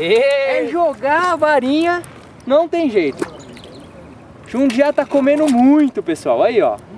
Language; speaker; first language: Portuguese; native; Portuguese